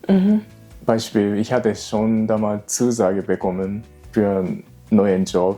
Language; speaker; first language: German; non-native, learner; Japanese